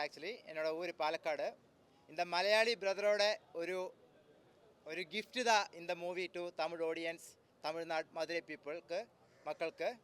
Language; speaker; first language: Tamil; non-native, learner; Malayalam